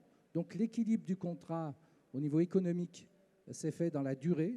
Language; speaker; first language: French; native; French